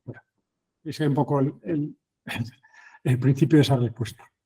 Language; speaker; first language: Spanish; native; Spanish